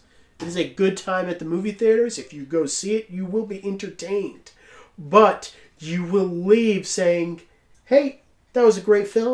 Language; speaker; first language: English; native; English